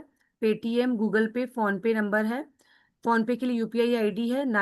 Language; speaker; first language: Hindi; native; Hindi